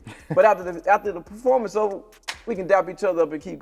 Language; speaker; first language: English; native; English